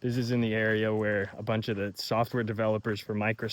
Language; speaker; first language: English; native; English